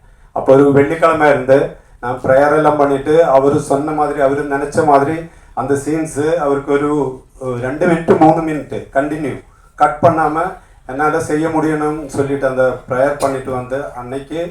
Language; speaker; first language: Tamil; non-native, learner; Malayalam